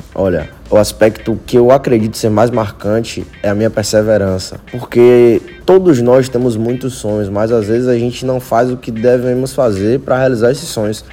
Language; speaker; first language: Portuguese; native; Portuguese